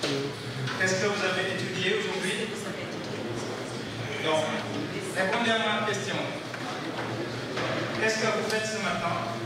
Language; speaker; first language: French; non-native, fluent; Indonesian